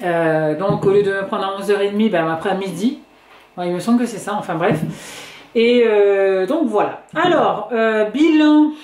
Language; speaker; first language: French; native; French